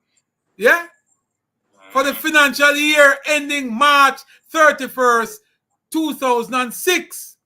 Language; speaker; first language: English; native; English